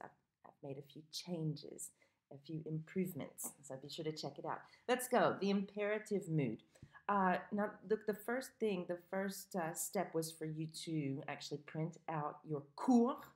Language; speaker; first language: English; native; English